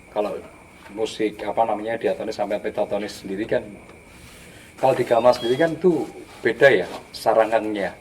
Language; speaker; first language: Indonesian; native; Indonesian